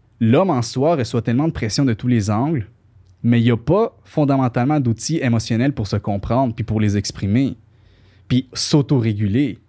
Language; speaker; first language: French; early bilingual, other home language; Spanish